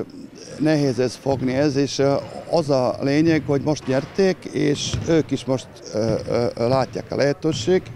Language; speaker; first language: Hungarian; non-native, learner; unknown